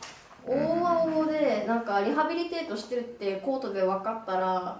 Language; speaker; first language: Japanese; native; Japanese